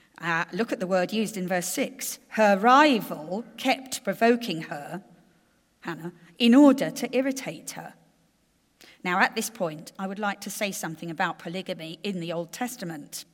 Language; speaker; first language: English; native; English